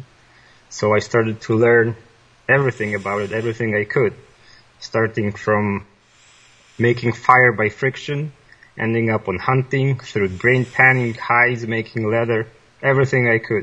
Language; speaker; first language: English; non-native, fluent; Polish